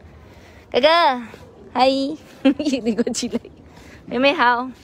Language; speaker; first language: Chinese; non-native, learner; Javanese